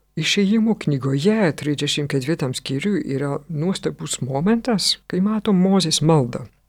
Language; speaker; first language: Lithuanian; non-native, fluent; French